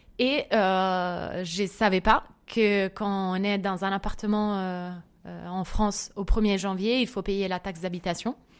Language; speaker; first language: French; non-native, fluent; Italian